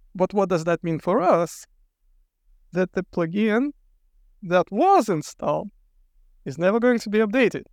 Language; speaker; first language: English; non-native, fluent; Lithuanian